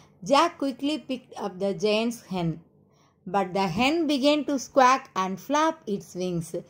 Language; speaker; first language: English; non-native, local second language; Tamil